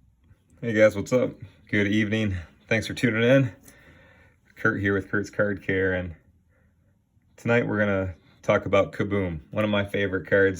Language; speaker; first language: English; native; English